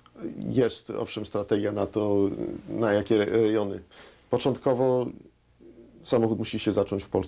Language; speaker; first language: Polish; early bilingual, heritage; Polish